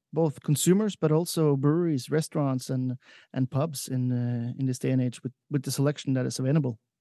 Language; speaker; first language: English; non-native, fluent; Norwegian